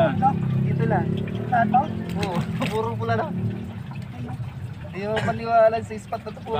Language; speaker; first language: Filipino; native; Filipino